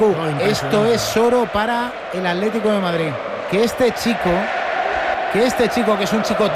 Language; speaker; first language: Spanish; native; Spanish